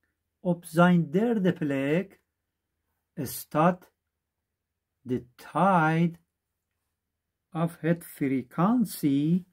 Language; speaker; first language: Dutch; non-native, fluent; Persian